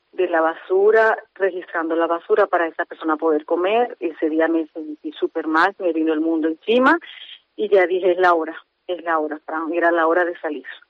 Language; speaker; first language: Spanish; native; Spanish